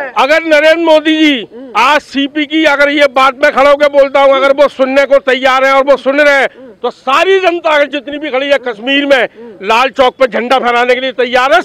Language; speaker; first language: Hindi; native; Hindi